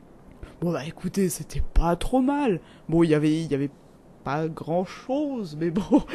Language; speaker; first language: French; native; French